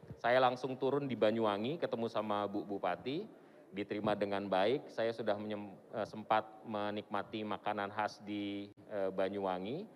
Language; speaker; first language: Indonesian; native; Indonesian